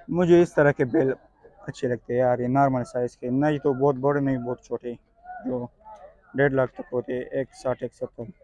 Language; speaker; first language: Urdu; non-native, local second language; Pashto